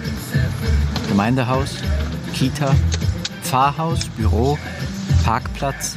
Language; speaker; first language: German; native; German